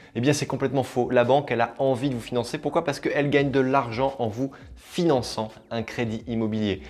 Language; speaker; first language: French; native; French